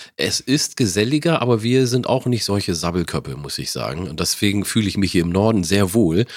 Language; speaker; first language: German; early bilingual, other home language; Oromo